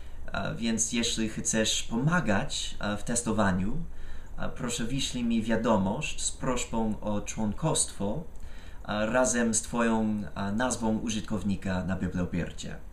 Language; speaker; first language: Polish; non-native, fluent; English